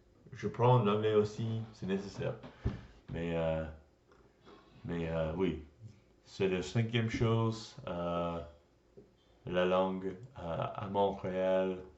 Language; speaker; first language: French; non-native, learner; English